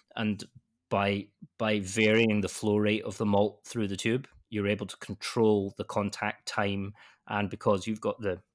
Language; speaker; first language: English; native; English